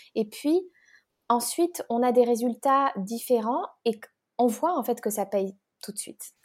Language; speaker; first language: French; native; French